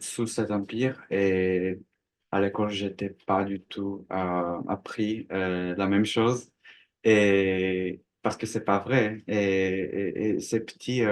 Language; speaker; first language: French; non-native, learner; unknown